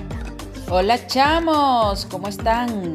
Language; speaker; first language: Spanish; native; Spanish